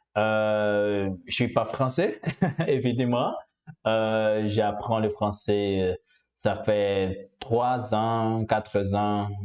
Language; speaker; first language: French; non-native, fluent; Portuguese